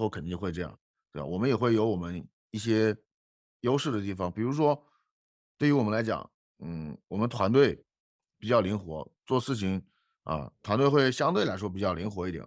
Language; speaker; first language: Chinese; native; Chinese